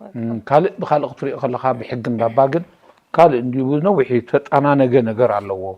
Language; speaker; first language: Tigrinya; native; Tigrinya